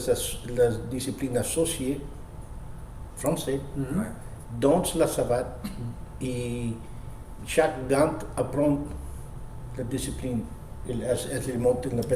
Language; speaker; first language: French; non-native, learner; Spanish